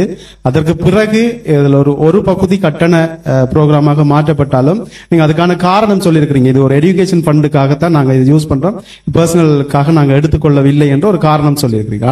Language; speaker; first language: Tamil; native; Tamil